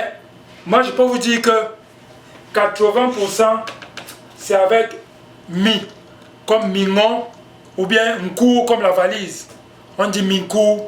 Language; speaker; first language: French; non-native, local second language; Basaa